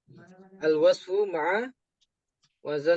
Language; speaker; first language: Arabic; non-native, fluent; Indonesian